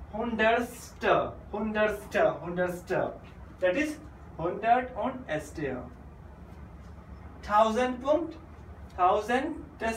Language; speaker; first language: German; non-native, fluent; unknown